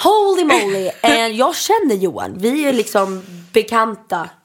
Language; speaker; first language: Swedish; native; Swedish